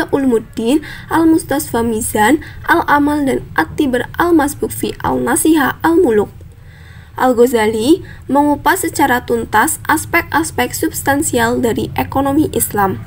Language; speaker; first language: Indonesian; native; Indonesian